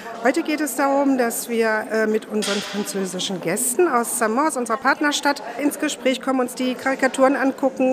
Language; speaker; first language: German; native; German